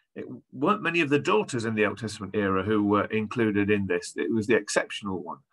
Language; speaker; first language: English; native; English